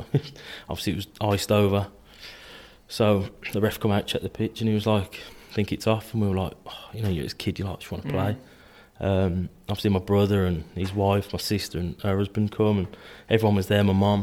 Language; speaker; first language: English; native; English